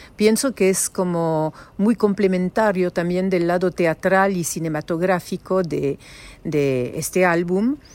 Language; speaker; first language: Spanish; non-native, fluent; French